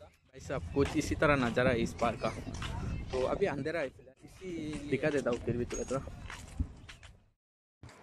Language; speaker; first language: Hindi; non-native, local second language; Bangla